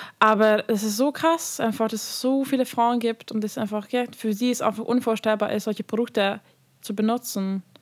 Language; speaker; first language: German; non-native, fluent; Hungarian